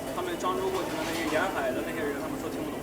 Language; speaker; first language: Chinese; native; Chinese